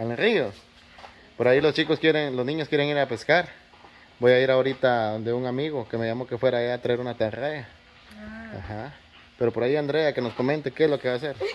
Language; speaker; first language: Spanish; native; Spanish